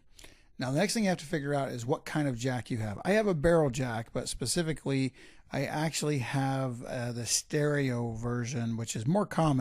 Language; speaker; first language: English; native; English